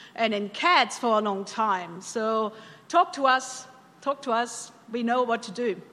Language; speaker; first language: English; non-native, fluent; German